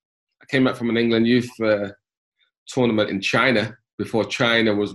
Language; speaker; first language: English; native; English